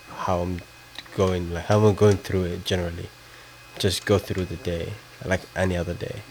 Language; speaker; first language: English; non-native, fluent; Somali